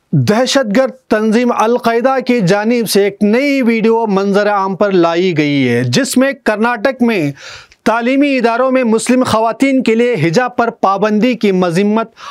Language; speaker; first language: Urdu; native; Urdu